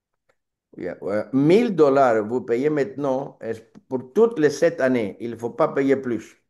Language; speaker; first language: French; non-native, learner; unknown